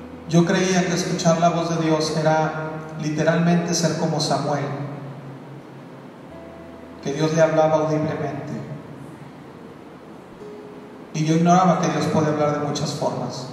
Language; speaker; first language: Spanish; native; Spanish